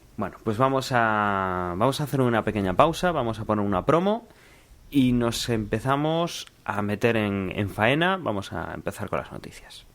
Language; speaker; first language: Spanish; native; Spanish